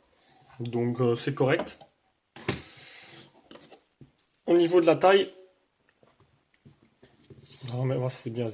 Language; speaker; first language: French; native; French